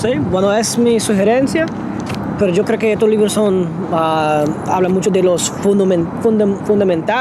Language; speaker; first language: Spanish; non-native, fluent; English